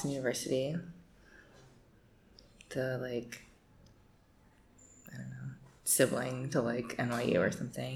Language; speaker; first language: English; native; English